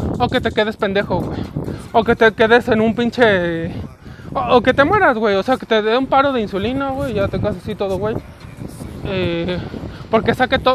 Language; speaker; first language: Spanish; native; Spanish